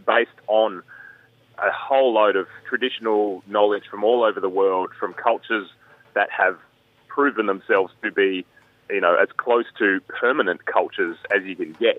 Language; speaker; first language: English; native; English